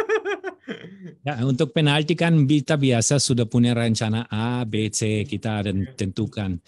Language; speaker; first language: Indonesian; non-native, fluent; German